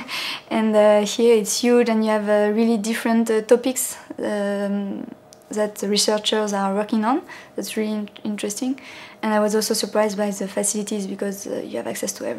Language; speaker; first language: English; non-native, fluent; French